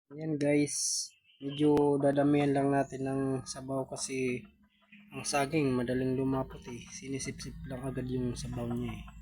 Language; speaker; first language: Filipino; non-native, local second language; Bikol